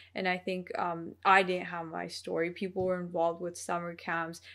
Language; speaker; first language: English; early bilingual, other home language; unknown